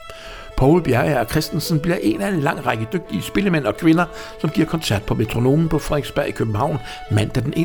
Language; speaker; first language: Danish; native; Danish